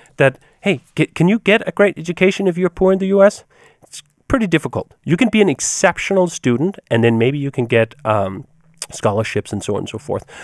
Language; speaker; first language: English; non-native, fluent; Danish